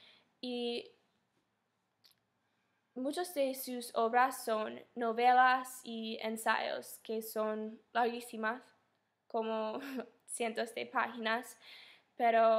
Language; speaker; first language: Spanish; non-native, fluent; English